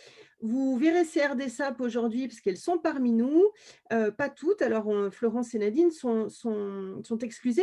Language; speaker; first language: French; native; French